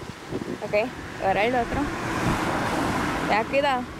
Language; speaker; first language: Spanish; non-native, learner; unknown